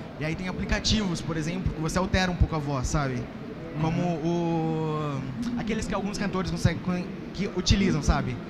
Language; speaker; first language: Portuguese; native; Portuguese